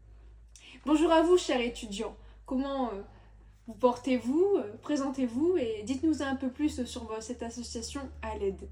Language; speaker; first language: French; native; French